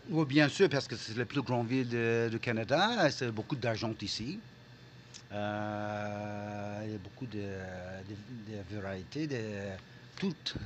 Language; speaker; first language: French; non-native, local second language; English